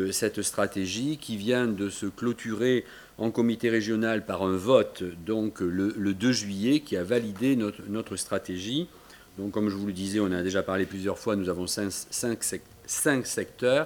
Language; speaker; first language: French; native; French